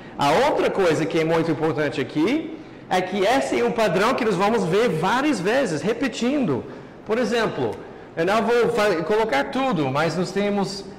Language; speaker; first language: Portuguese; non-native, fluent; English